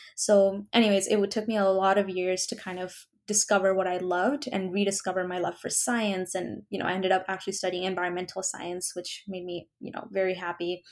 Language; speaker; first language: English; early bilingual, other home language; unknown